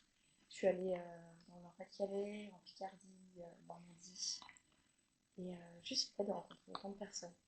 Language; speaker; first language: French; native; French